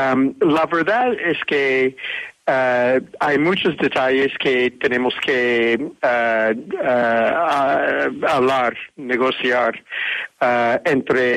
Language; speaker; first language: Spanish; non-native, fluent; English